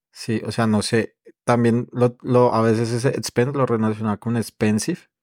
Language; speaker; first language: Spanish; native; Spanish